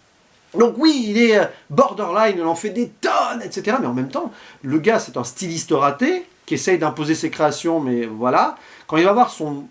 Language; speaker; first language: French; native; French